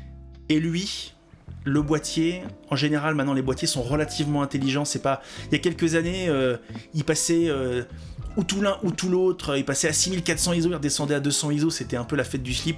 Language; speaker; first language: French; native; French